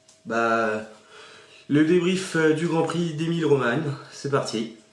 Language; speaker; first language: French; native; French